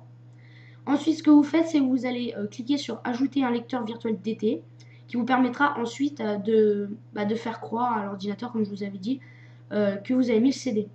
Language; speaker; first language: French; native; French